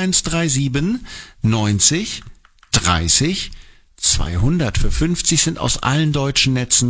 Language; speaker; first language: German; native; German